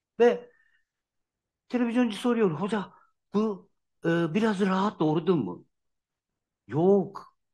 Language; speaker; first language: Turkish; non-native, learner; Japanese